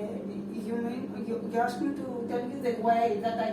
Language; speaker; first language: English; non-native, learner; Greek